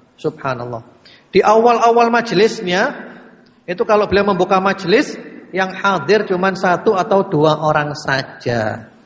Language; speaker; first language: Indonesian; native; Indonesian